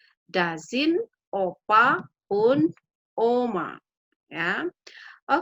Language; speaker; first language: German; non-native, fluent; Indonesian